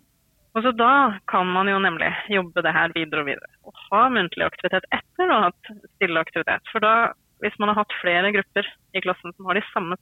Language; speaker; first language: Norwegian; native; Norwegian